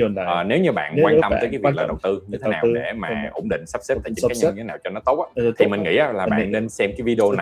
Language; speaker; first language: Vietnamese; native; Vietnamese